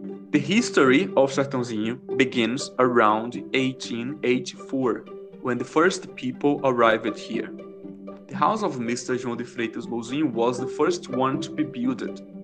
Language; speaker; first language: English; non-native, fluent; Portuguese